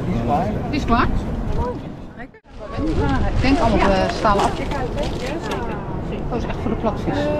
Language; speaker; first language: Dutch; native; Dutch